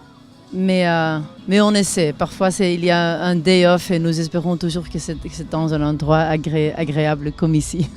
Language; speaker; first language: French; non-native, local second language; Dutch